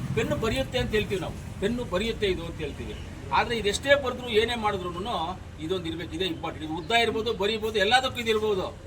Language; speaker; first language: Kannada; native; Kannada